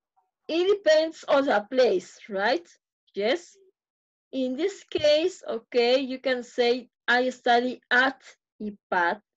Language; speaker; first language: English; non-native, fluent; Spanish